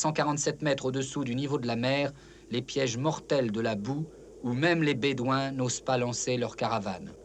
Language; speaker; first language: French; native; French